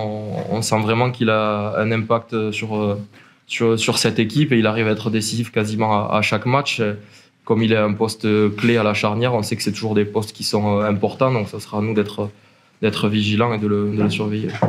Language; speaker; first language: French; native; French